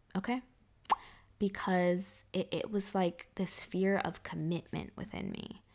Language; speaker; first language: English; native; English